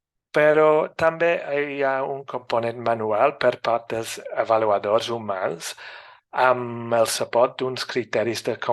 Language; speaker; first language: Catalan; non-native, fluent; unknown